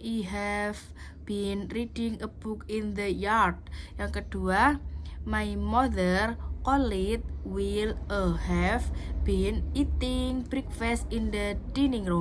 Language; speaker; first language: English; non-native, learner; Indonesian